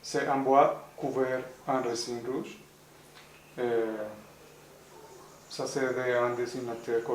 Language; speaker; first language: French; non-native, fluent; Spanish